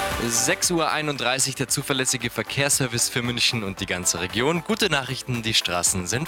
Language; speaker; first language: German; native; German